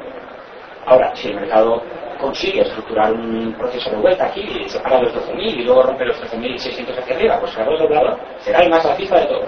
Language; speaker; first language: Spanish; native; Spanish